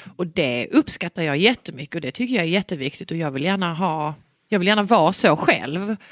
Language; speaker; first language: Swedish; native; Swedish